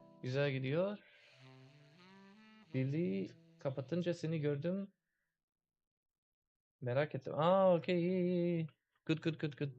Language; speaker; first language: Turkish; early bilingual, heritage; Turkish